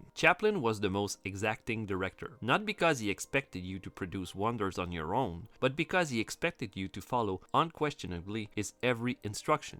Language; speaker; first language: English; non-native, fluent; French